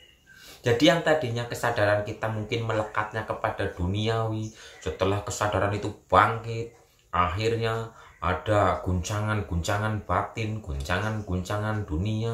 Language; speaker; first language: Indonesian; native; Indonesian